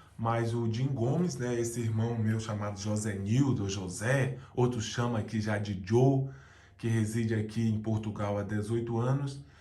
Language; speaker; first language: Portuguese; native; Portuguese